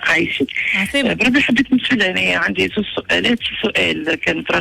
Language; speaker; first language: Arabic; native; Arabic